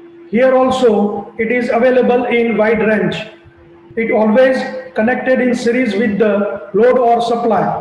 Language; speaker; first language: English; non-native, local second language; Gujarati